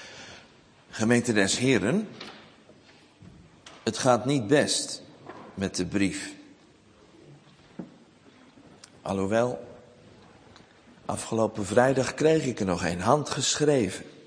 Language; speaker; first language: Dutch; native; Dutch